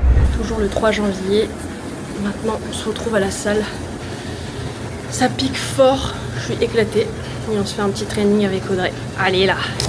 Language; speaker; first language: French; native; French